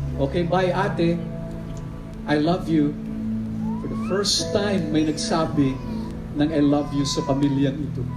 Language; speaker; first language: Filipino; non-native, local second language; Waray